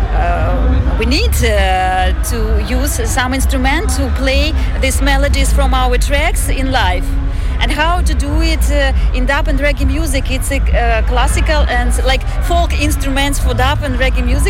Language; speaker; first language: English; non-native, fluent; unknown